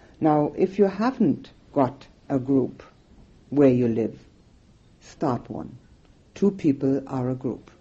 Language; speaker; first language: English; non-native, fluent; German